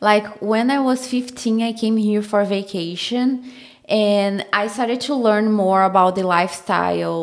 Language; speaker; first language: English; non-native, fluent; Portuguese